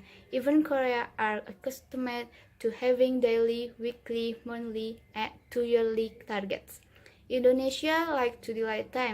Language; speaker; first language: English; non-native, learner; Indonesian